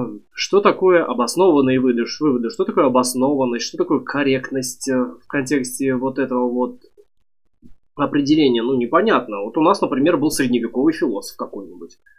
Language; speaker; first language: Russian; native; Russian